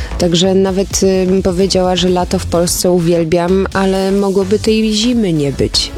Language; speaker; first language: Polish; early bilingual, other home language; German